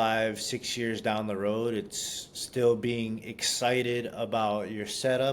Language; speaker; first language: English; native; English